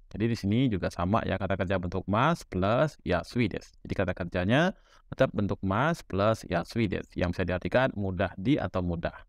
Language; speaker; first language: Indonesian; native; Indonesian